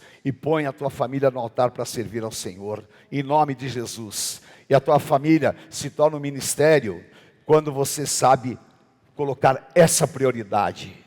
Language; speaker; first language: Portuguese; native; Portuguese